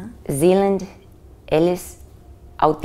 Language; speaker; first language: Spanish; early bilingual, heritage; English